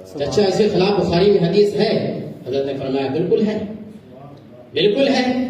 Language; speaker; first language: Urdu; native; Urdu